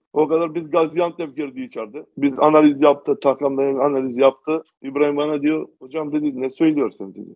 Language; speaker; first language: Turkish; non-native, learner; Macedonian